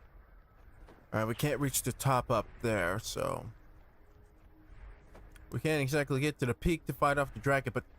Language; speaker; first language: English; native; English